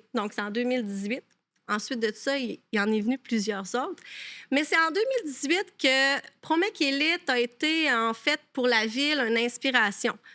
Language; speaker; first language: French; native; French